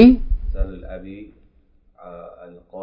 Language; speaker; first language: Arabic; non-native, learner; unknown